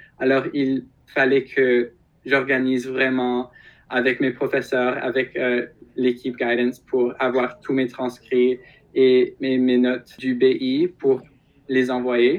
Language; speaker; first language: French; non-native, local second language; English